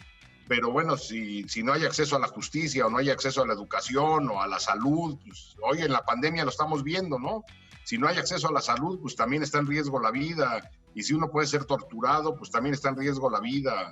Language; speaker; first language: Spanish; native; Spanish